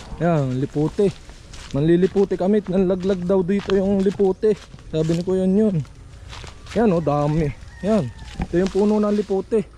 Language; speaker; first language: Filipino; native; Filipino